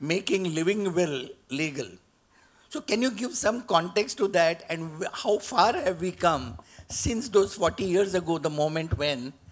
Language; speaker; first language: English; non-native, local second language; Marathi